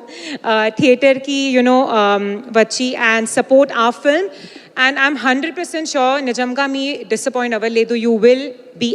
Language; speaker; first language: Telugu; non-native, learner; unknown